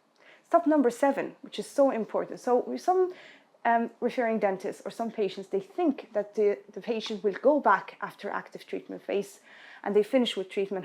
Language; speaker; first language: English; non-native, fluent; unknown